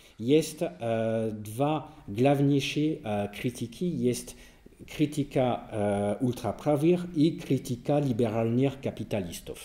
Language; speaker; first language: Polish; non-native, learner; French